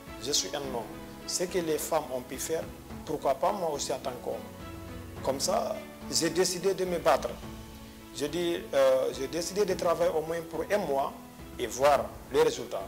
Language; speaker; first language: French; non-native, local second language; Fula